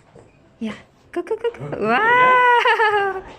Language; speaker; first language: Dutch; non-native, learner; Filipino